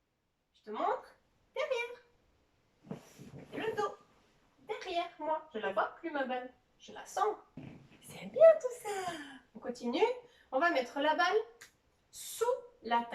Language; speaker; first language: French; native; French